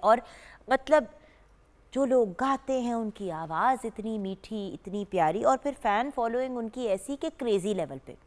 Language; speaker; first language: Urdu; non-native, local second language; Punjabi